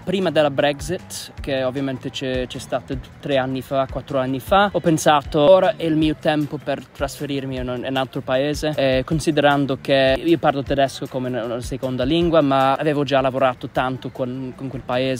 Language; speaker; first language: Italian; non-native, fluent; English